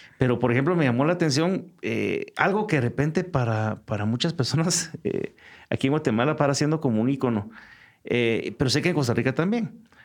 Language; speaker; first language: Spanish; native; Spanish